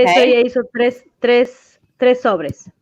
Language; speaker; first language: Spanish; native; Spanish